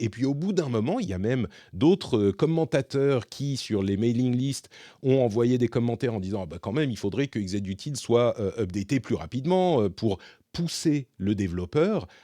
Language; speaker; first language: French; native; French